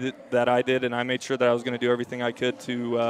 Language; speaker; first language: English; native; English